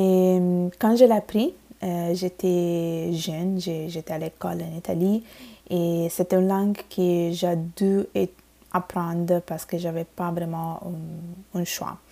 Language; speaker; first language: French; non-native, fluent; Bangla